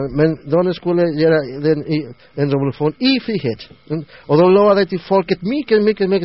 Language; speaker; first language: Swedish; non-native, learner; Spanish